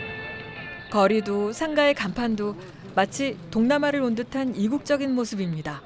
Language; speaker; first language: Korean; native; Korean